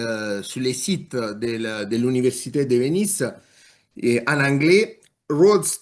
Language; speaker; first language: French; non-native, fluent; Italian